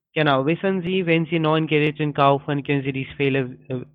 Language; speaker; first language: German; non-native, fluent; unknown